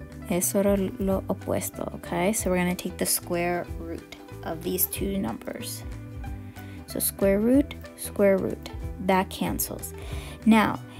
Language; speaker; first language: English; native; English